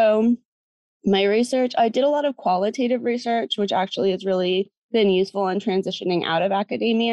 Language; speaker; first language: English; native; English